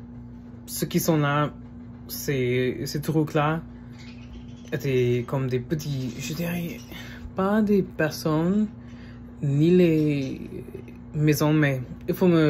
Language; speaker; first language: French; non-native, fluent; English